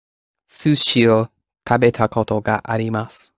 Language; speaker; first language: Japanese; non-native, learner; English